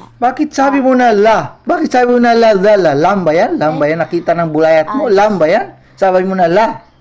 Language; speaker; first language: Filipino; non-native, local second language; Maranao